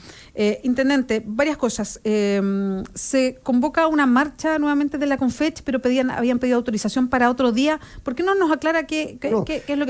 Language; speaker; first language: Spanish; native; Spanish